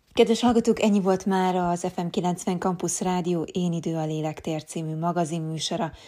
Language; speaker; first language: Hungarian; native; Hungarian